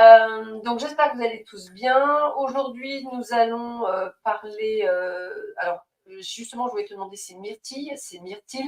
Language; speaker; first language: French; native; French